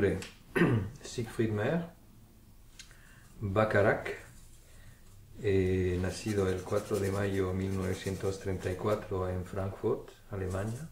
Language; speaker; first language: Spanish; early bilingual, heritage; German